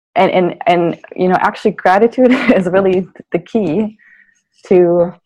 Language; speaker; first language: English; non-native, fluent; German